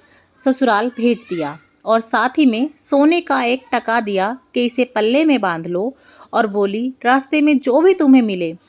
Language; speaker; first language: Hindi; native; Hindi